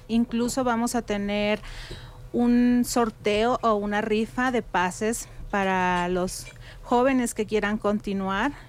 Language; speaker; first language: Spanish; native; Spanish